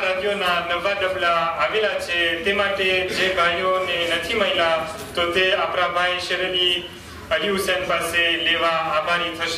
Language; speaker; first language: Gujarati; early bilingual, heritage; Gujarati